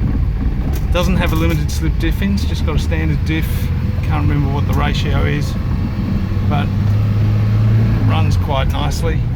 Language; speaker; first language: English; native; English